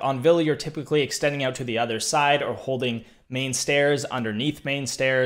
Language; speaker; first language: English; native; English